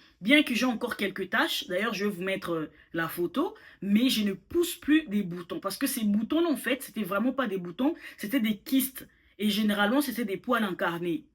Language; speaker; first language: French; non-native, local second language; Lingala